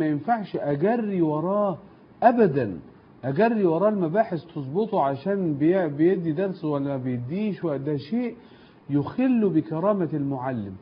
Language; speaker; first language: Arabic; native; Arabic